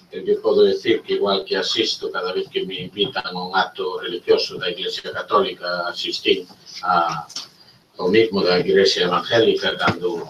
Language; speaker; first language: Spanish; non-native, local second language; Galician